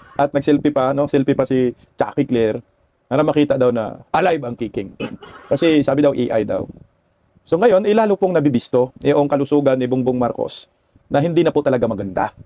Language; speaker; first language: Filipino; non-native, local second language; Cebuano